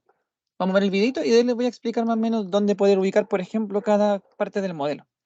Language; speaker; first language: Spanish; native; Spanish